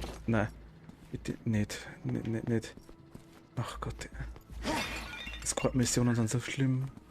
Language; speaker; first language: German; native; German